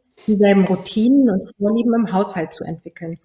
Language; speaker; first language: German; early bilingual, other home language; Persian